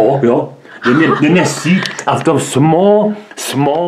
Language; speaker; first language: Swedish; non-native, learner; Czech